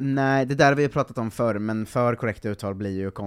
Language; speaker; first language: Swedish; native; Swedish